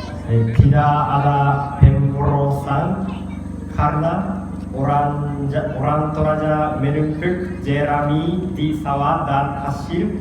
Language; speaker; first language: Indonesian; non-native, learner; Japanese